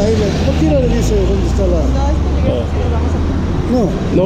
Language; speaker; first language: Spanish; native; Spanish